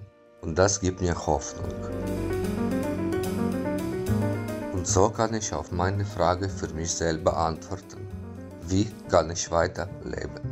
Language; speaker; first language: German; non-native, fluent; Ukrainian